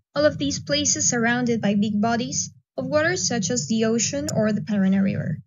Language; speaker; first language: English; non-native, fluent; Spanish